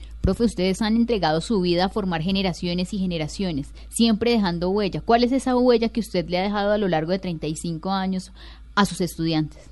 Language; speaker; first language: Spanish; native; Spanish